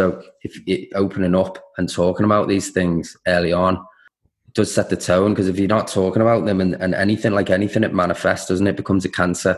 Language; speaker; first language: English; native; English